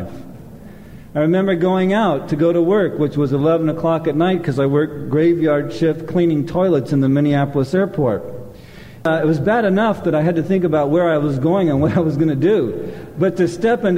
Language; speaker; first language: English; native; English